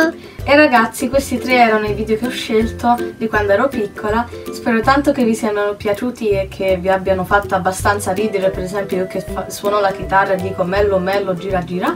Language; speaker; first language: Italian; native; Italian